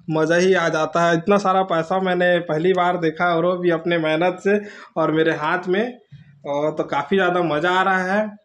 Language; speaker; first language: Hindi; native; Hindi